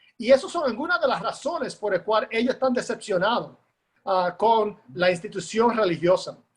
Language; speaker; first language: Spanish; early bilingual, heritage; Spanish